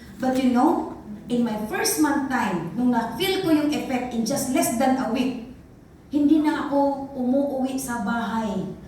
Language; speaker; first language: Filipino; non-native, local second language; Cebuano